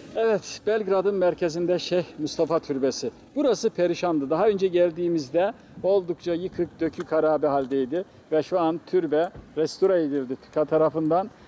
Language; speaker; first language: Turkish; native; Turkish